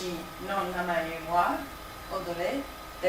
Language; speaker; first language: Japanese; non-native, learner; French